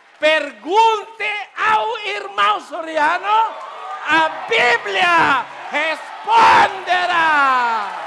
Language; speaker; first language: Portuguese; non-native, learner; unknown